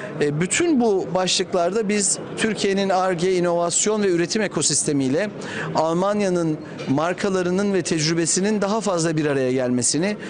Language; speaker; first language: Turkish; native; Turkish